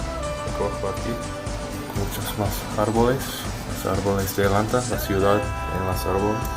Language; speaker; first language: Spanish; non-native, learner; English